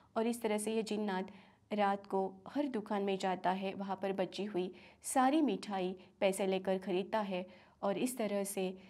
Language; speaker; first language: Hindi; non-native, local second language; Marathi